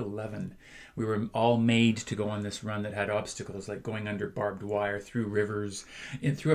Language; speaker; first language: English; native; English